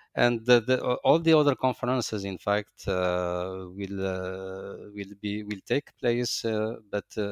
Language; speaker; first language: English; non-native, fluent; Arabic